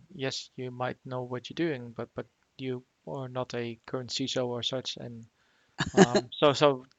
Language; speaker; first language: English; non-native, fluent; Dutch